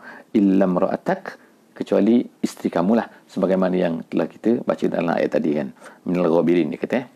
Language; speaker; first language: Malay; native; Malay